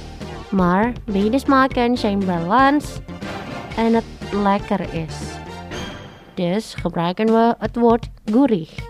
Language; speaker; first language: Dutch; non-native, learner; Indonesian